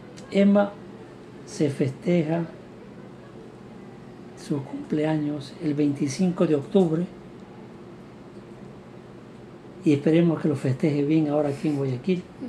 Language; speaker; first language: Spanish; native; Spanish